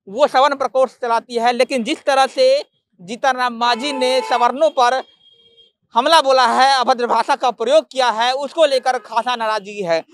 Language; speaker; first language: Hindi; native; Hindi